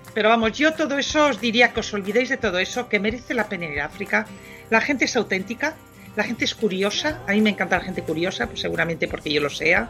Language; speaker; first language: Spanish; non-native, fluent; French